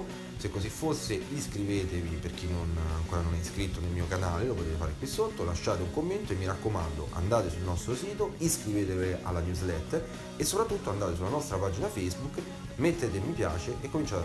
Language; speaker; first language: Italian; native; Italian